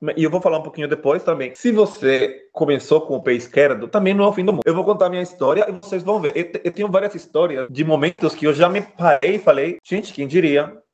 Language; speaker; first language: Portuguese; non-native, fluent; Spanish